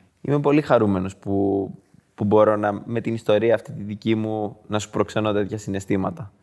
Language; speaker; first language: Greek; native; Greek